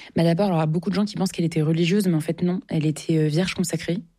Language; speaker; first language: French; native; French